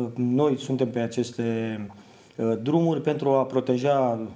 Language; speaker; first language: Romanian; native; Romanian